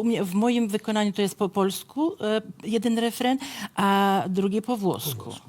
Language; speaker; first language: Polish; non-native, fluent; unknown